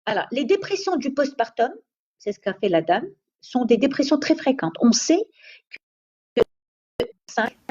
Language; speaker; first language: French; non-native, local second language; Arabic